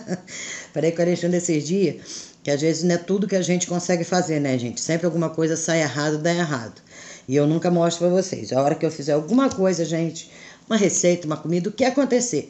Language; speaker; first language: Portuguese; native; Portuguese